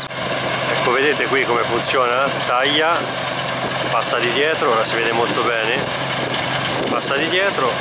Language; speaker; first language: Italian; native; Italian